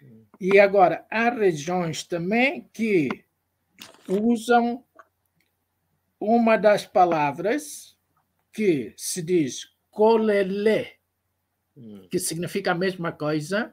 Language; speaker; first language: Portuguese; non-native, local second language; Kongo